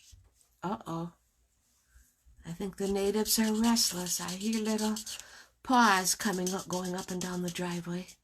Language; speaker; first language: English; native; English